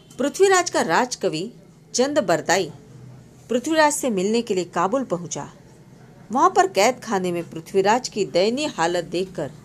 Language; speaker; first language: Hindi; non-native, local second language; Marathi